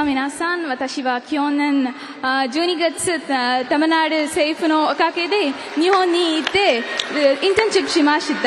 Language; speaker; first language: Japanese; non-native, learner; Tamil